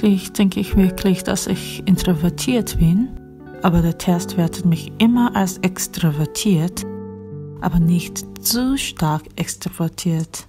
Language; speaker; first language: German; non-native, fluent; Korean